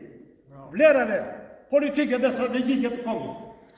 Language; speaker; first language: Albanian; native; Albanian